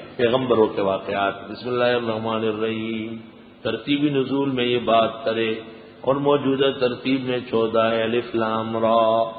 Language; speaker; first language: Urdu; non-native, local second language; Pashto